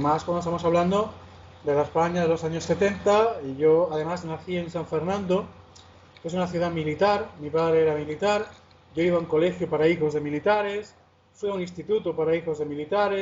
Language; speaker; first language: Spanish; native; Spanish